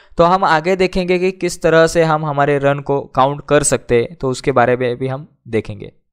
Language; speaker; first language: Hindi; non-native, local second language; Marathi